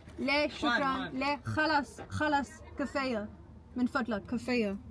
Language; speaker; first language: Arabic; non-native, learner; English